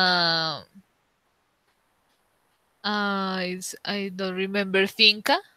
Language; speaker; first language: English; non-native, learner; Spanish